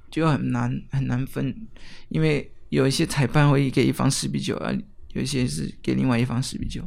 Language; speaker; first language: Chinese; non-native, fluent; French